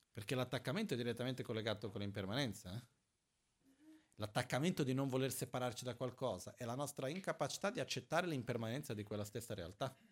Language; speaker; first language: Italian; non-native, fluent; Portuguese